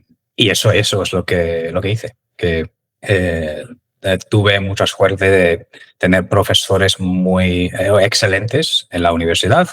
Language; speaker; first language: Spanish; non-native, fluent; English